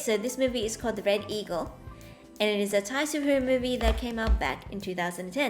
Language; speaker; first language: English; native; English